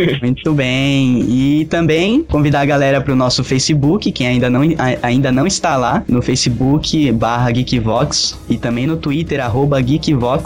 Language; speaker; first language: Portuguese; native; Portuguese